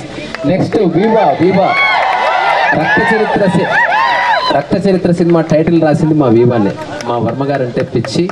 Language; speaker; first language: Telugu; native; Telugu